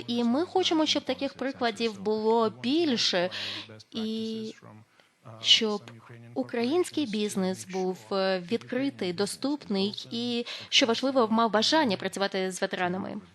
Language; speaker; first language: Ukrainian; non-native, fluent; Lithuanian